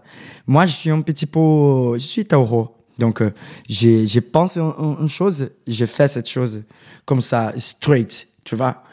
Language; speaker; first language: French; non-native, learner; Portuguese